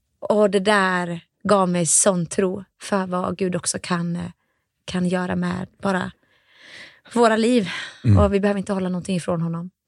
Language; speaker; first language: Swedish; early bilingual, other home language; Finnish